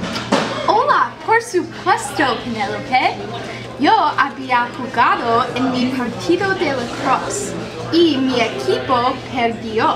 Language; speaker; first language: Spanish; non-native, learner; English